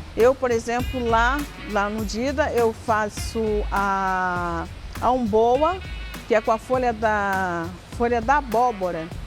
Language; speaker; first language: Portuguese; native; Portuguese